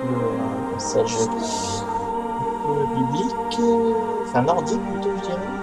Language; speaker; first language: French; native; French